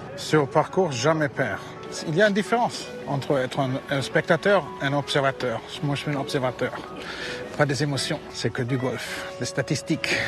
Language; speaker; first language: French; non-native, fluent; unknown